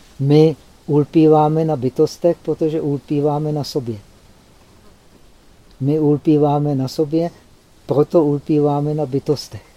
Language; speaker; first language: Czech; native; Czech